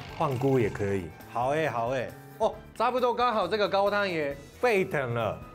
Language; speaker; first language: Chinese; native; Chinese